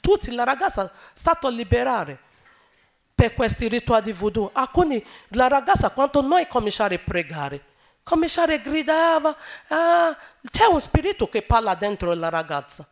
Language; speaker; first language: Italian; non-native, learner; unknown